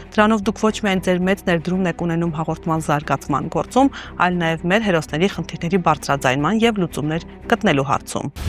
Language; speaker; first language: Armenian; native; Armenian